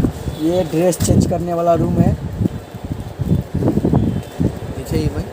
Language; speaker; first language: Hindi; non-native, local second language; Maithili